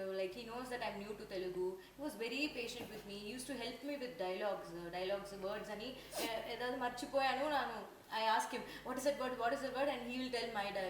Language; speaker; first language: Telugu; non-native, learner; Tamil